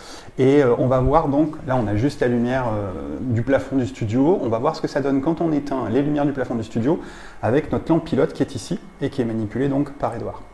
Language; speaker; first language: French; native; French